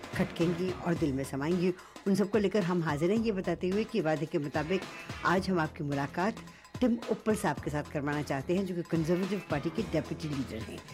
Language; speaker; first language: Hindi; early bilingual, other home language; Punjabi